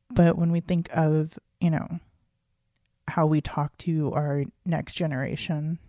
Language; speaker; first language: English; native; English